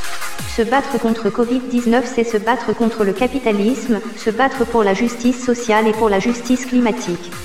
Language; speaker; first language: French; native; French